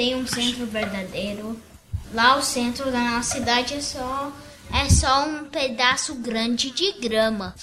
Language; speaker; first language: Portuguese; early bilingual, heritage; Portuguese